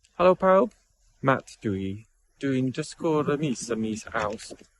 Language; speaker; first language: Welsh; non-native, learner; English